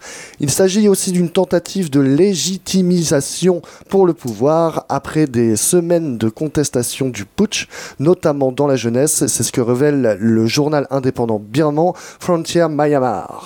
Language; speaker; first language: French; native; French